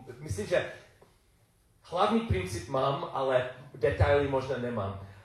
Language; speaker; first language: Czech; non-native, learner; English